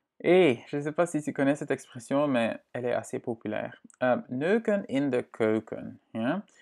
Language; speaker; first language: French; non-native, fluent; Dutch